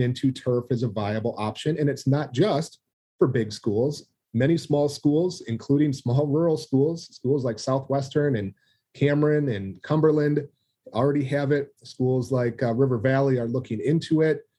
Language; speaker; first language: English; native; English